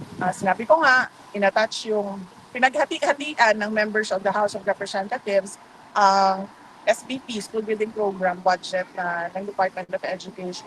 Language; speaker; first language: Filipino; non-native, local second language; Cebuano